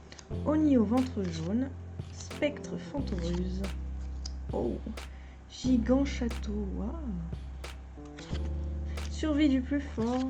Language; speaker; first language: French; native; French